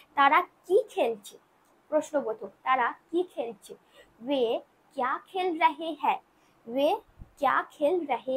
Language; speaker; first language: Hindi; non-native, local second language; Bangla